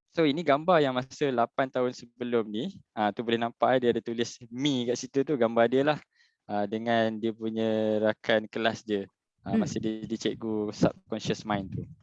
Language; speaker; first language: Malay; native; Malay